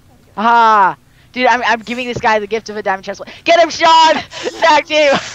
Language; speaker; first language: English; native; English